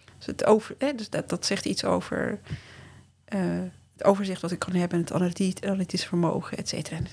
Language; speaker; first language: Dutch; early bilingual, other home language; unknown